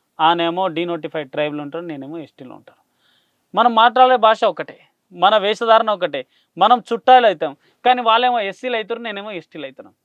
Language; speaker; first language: Telugu; non-native, local second language; Lambadi